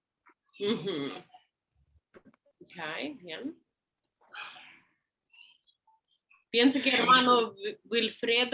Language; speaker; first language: Spanish; non-native, fluent; English